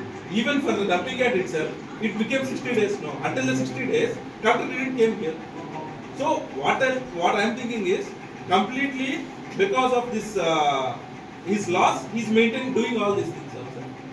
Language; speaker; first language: English; non-native, local second language; Telugu